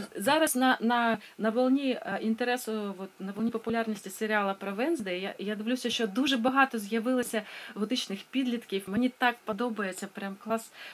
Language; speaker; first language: Ukrainian; non-native, local second language; Russian